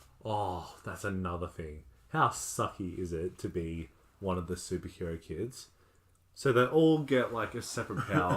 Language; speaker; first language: English; native; English